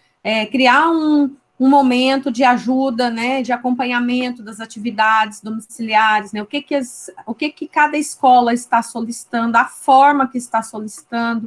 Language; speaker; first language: Portuguese; native; Portuguese